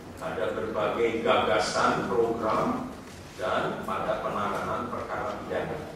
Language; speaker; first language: Indonesian; native; Indonesian